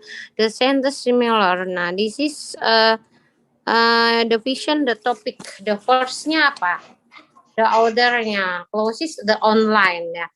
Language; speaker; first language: English; non-native, learner; Indonesian